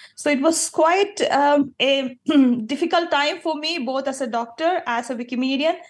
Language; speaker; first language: English; non-native, local second language; Malayalam